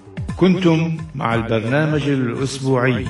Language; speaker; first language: Arabic; native; Arabic